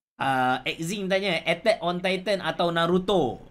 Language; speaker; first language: Malay; native; Malay